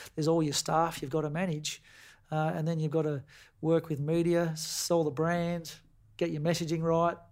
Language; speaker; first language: English; native; English